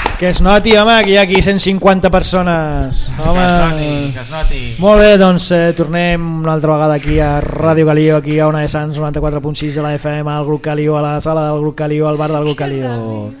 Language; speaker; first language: Catalan; native; Catalan